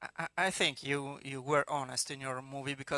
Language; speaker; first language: English; non-native, fluent; Italian